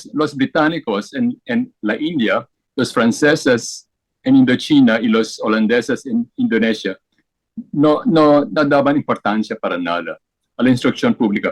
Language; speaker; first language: Spanish; non-native, fluent; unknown